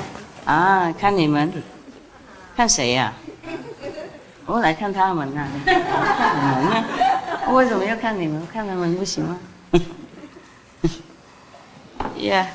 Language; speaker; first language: Chinese; non-native, fluent; Vietnamese